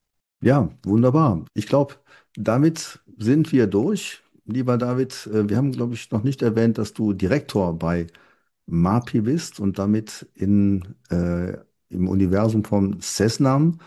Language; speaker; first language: German; native; German